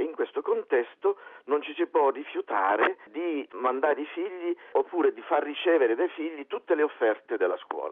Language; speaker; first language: Italian; native; Italian